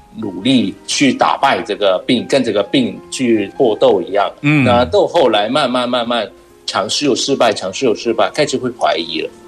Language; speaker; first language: Chinese; non-native, local second language; Cantonese